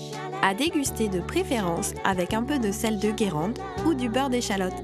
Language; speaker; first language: French; native; French